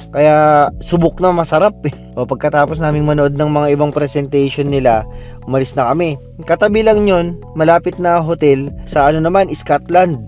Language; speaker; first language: Filipino; native; Filipino